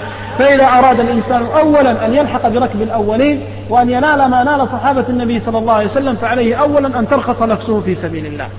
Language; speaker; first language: Arabic; native; Arabic